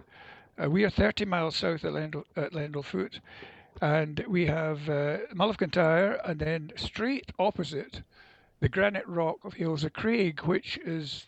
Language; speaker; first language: English; native; English